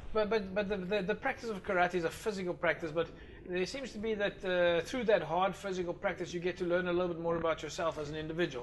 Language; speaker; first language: English; non-native, local second language; Afrikaans